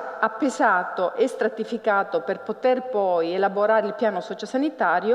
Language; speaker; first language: Italian; native; Italian